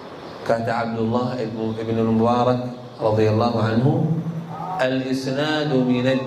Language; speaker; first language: Indonesian; non-native, learner; Arabic